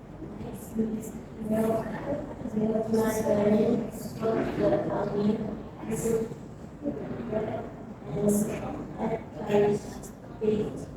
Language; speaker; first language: English; non-native, learner; Indonesian